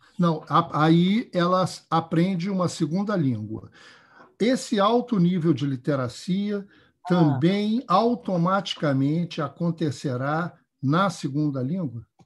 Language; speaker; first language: Portuguese; native; Portuguese